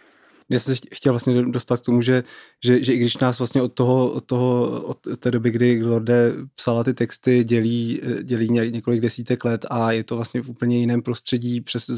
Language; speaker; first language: Czech; native; Czech